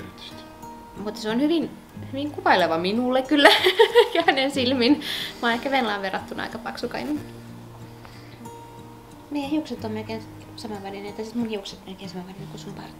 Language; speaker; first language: Finnish; native; Finnish